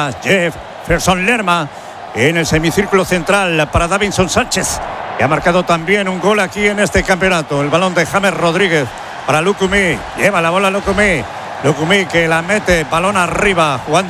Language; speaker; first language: Spanish; native; Spanish